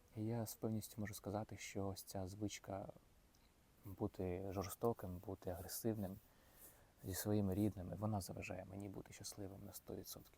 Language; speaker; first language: Ukrainian; non-native, local second language; Russian